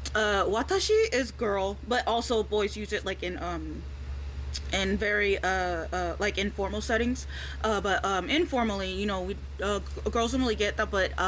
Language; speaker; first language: English; native; English